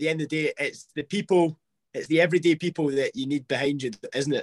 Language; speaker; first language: English; native; English